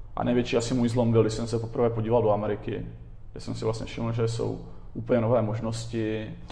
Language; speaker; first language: Czech; native; Czech